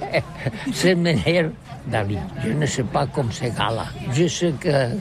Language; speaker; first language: French; non-native, learner; Catalan